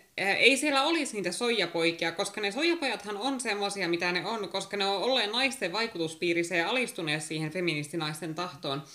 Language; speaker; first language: Finnish; native; Finnish